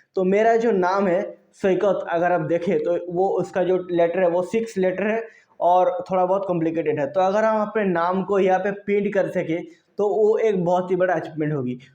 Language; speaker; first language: Hindi; non-native, local second language; Bangla